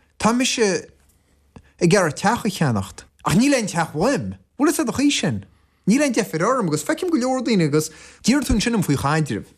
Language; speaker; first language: Irish; native; Irish